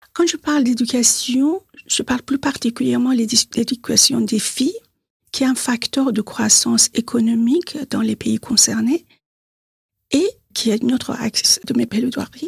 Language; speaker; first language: French; non-native, fluent; Persian